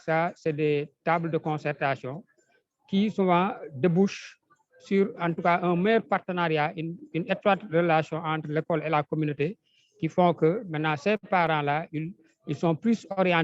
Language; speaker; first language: French; non-native, local second language; Wolof